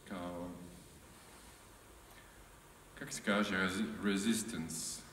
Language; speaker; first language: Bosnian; non-native, learner; French